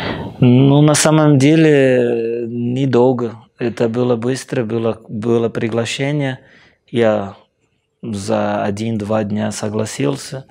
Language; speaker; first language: Russian; non-native, fluent; Portuguese